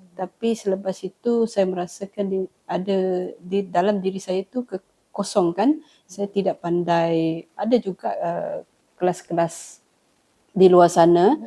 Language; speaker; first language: Malay; non-native, local second language; Iban